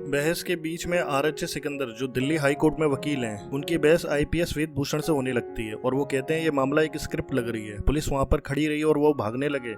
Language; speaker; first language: Hindi; native; Hindi